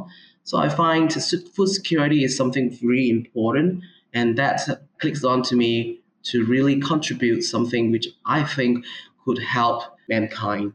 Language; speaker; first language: English; non-native, local second language; Cantonese